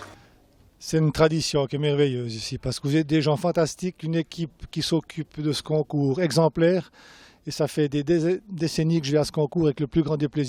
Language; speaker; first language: French; native; French